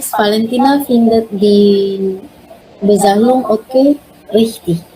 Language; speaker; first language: German; non-native, learner; Indonesian